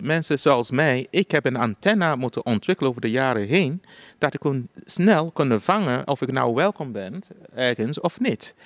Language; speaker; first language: Dutch; non-native, fluent; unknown